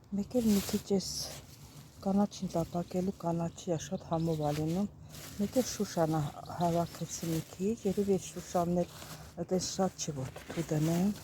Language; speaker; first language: Armenian; native; Armenian